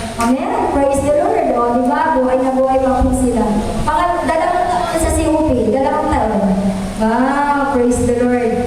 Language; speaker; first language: Filipino; native; Filipino